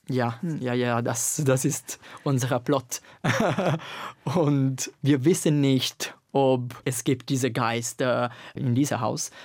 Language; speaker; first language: German; non-native, learner; Italian